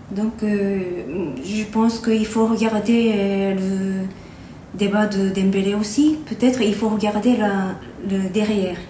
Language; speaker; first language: French; non-native, fluent; Japanese